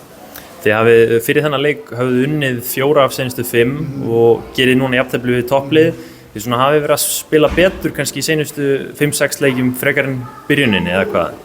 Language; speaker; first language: Icelandic; native; Icelandic